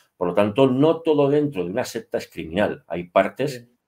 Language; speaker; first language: Spanish; native; Spanish